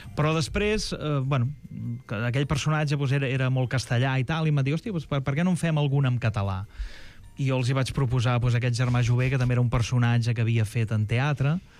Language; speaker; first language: Catalan; native; Catalan